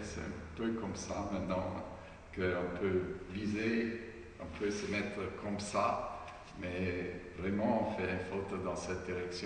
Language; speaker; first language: French; non-native, fluent; German